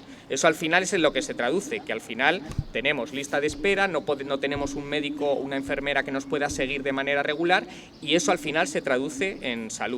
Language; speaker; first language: Spanish; native; Spanish